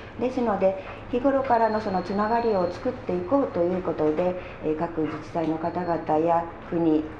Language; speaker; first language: Japanese; native; Japanese